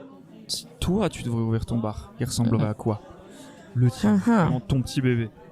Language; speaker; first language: French; native; French